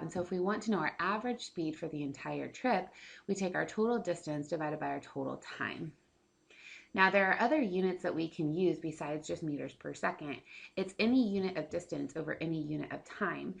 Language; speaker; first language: English; native; English